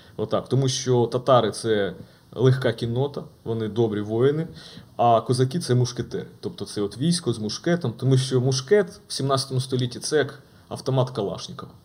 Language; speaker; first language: Ukrainian; native; Ukrainian